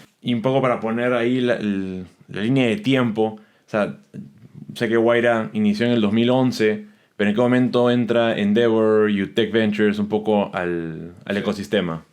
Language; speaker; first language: Spanish; native; Spanish